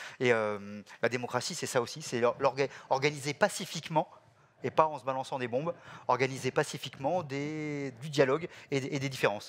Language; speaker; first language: French; native; French